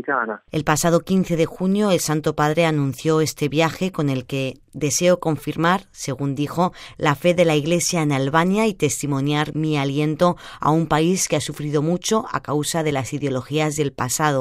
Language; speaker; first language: Spanish; native; Spanish